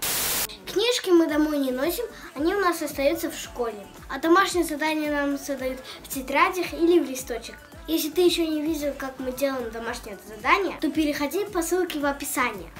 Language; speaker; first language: Russian; early bilingual, heritage; Russian